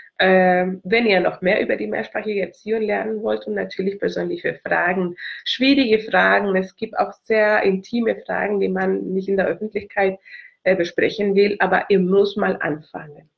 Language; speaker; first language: German; non-native, fluent; Spanish